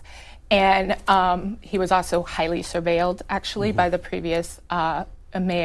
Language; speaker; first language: English; native; English